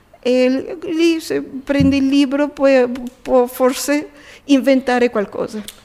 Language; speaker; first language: Italian; early bilingual, heritage; Italian